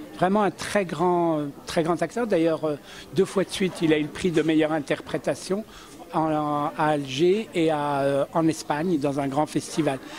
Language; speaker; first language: French; early bilingual, other home language; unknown